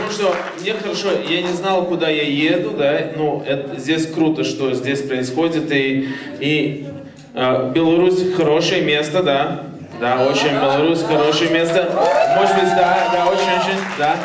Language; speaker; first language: Russian; non-native, learner; Latvian